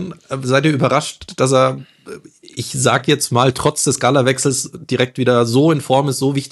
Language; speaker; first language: German; native; German